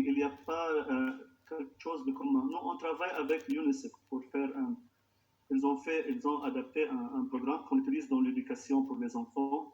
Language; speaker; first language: French; non-native, local second language; Arabic